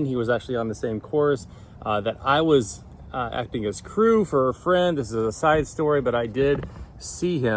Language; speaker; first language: English; native; English